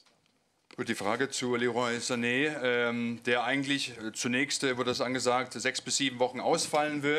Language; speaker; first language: German; native; German